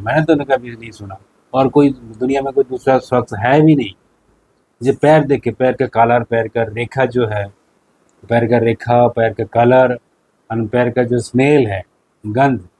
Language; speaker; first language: Hindi; non-native, local second language; Bangla